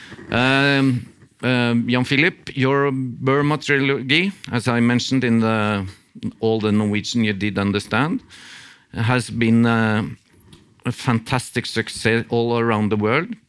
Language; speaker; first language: English; non-native, fluent; Norwegian